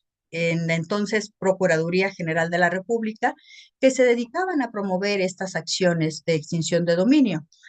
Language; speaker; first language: Spanish; native; Spanish